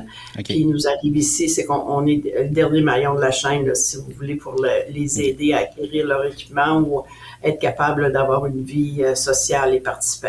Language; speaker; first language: French; native; French